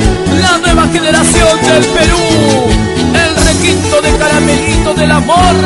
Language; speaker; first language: Spanish; native; Spanish